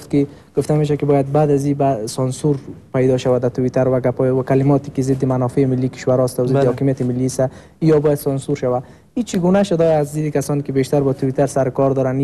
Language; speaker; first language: Persian; native; Persian